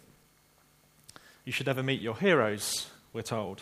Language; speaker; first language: English; native; English